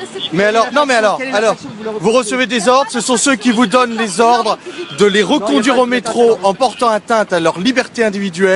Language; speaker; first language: French; native; French